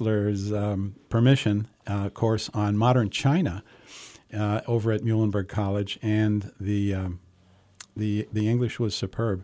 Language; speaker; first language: English; native; English